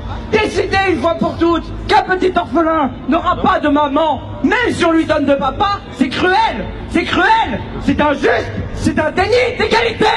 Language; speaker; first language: French; native; French